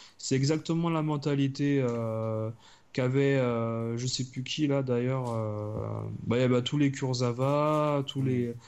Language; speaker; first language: French; native; French